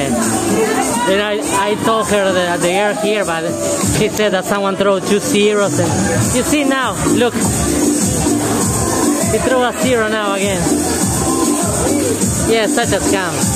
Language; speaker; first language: English; non-native, fluent; Spanish